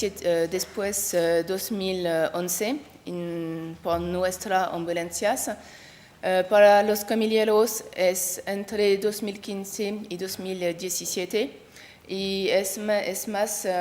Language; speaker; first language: Spanish; non-native, learner; French